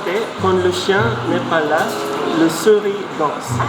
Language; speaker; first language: French; non-native, fluent; Filipino